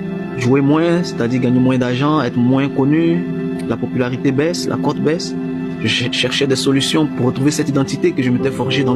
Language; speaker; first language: French; native; French